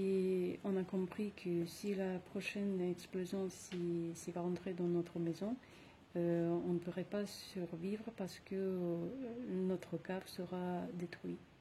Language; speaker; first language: French; non-native, fluent; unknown